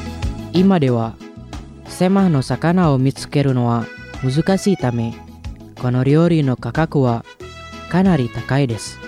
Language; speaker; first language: Japanese; non-native, fluent; Indonesian